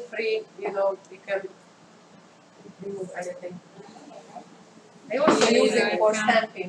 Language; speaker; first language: English; non-native, fluent; Hungarian